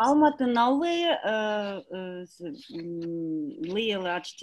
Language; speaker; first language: Latvian; non-native, learner; Kazakh